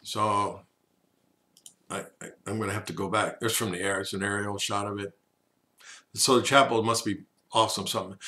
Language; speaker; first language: English; native; English